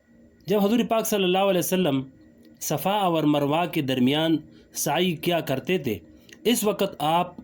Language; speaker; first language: Urdu; native; Urdu